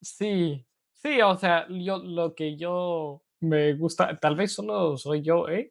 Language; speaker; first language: Spanish; non-native, learner; English